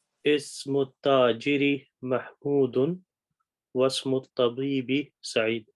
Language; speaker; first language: Arabic; non-native, learner; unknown